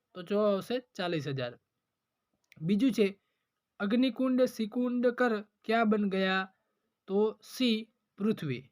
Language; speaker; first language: Hindi; non-native, local second language; Gujarati